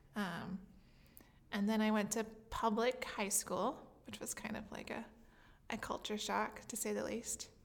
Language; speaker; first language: English; native; English